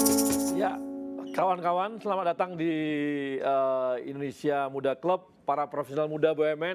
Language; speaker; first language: Indonesian; native; Indonesian